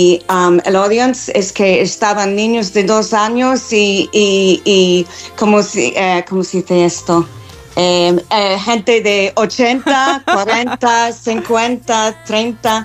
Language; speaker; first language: Spanish; non-native, fluent; English